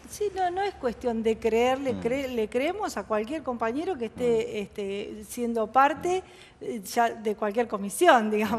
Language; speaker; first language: Spanish; native; Spanish